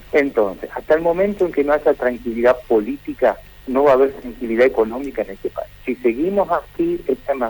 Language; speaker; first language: Spanish; native; Spanish